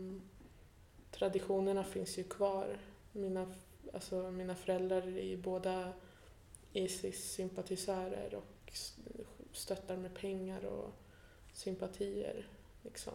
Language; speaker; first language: Swedish; early bilingual, other home language; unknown